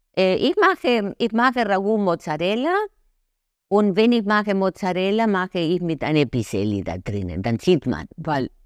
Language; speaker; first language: German; non-native, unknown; Spanish